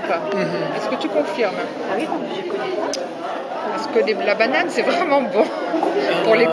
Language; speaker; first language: French; native; French